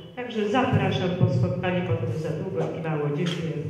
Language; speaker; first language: Polish; native; Polish